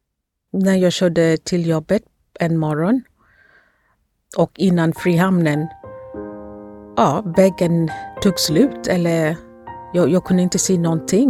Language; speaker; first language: Swedish; non-native, fluent; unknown